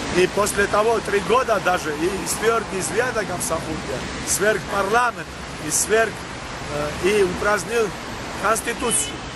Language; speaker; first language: Russian; non-native, local second language; Georgian